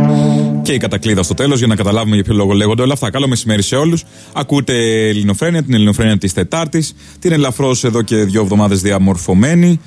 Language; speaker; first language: Greek; native; Greek